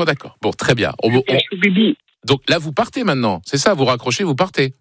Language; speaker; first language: French; native; French